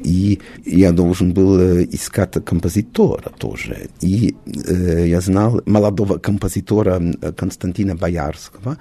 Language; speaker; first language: Russian; non-native, learner; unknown